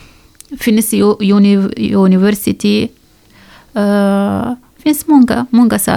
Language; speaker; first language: Swedish; non-native, learner; Arabic